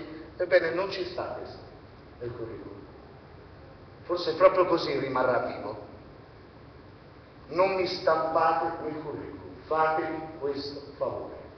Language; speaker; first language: Italian; native; Italian